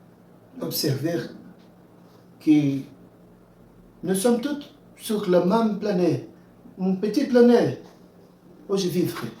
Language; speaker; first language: French; non-native, learner; Portuguese